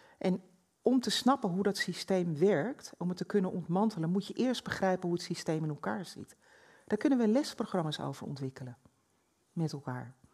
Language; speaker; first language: Dutch; native; Dutch